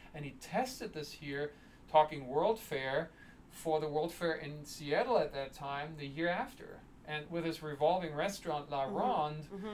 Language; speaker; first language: English; non-native, fluent; German